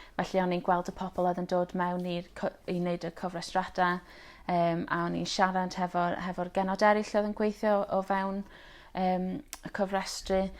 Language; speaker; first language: Welsh; native; Welsh